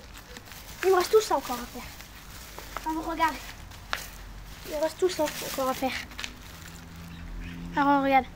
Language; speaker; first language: French; native; French